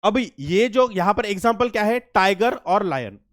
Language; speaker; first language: Hindi; non-native, local second language; Marathi